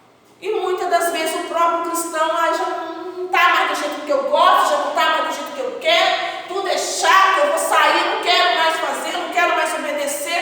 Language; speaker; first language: Portuguese; native; Portuguese